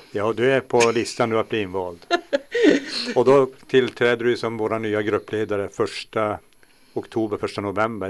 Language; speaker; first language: Swedish; native; Swedish